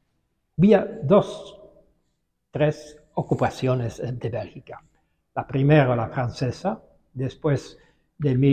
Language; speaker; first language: Spanish; non-native, fluent; Dutch